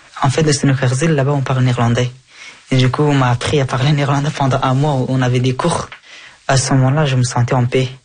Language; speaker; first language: French; early bilingual, other home language; Persian